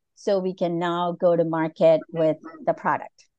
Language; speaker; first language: English; non-native, local second language; Tamil